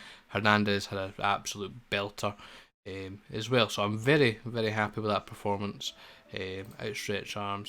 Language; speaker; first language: English; native; English